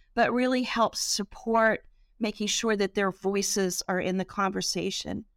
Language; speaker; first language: English; native; English